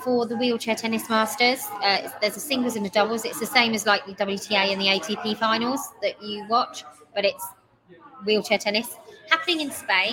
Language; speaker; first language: English; native; English